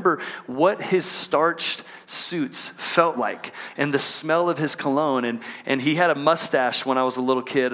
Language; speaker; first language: English; native; English